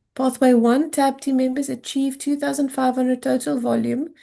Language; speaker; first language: English; non-native, local second language; Afrikaans